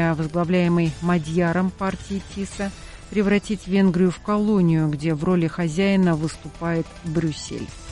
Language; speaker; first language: Russian; native; Russian